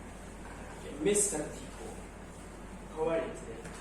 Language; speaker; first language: English; non-native, learner; Indonesian